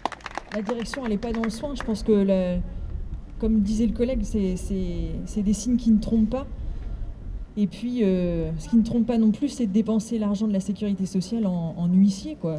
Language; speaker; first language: French; native; French